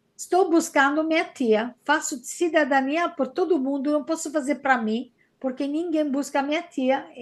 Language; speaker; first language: Portuguese; non-native, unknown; Italian